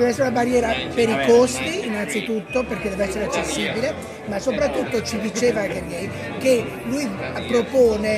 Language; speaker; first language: Italian; native; Italian